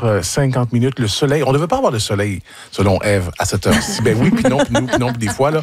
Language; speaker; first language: French; native; French